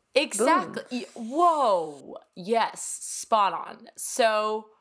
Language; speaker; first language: English; non-native, fluent; Danish